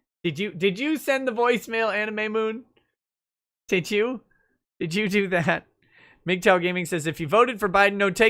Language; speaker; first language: English; native; English